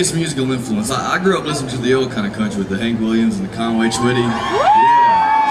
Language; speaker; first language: English; native; English